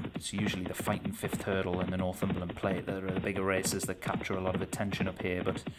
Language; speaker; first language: English; native; English